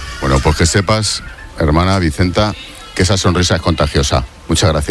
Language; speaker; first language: Spanish; native; Spanish